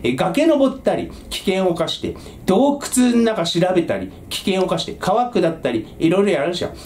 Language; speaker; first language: Japanese; native; Japanese